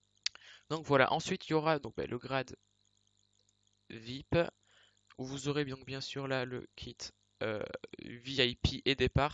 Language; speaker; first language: French; native; French